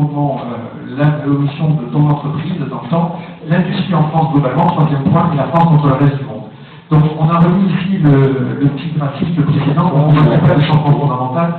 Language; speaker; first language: French; native; French